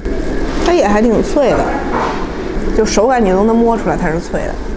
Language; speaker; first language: Chinese; native; Chinese